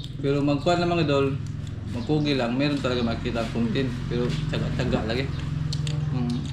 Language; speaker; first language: Filipino; non-native, local second language; Cebuano